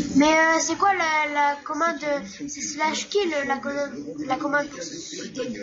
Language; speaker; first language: French; native; French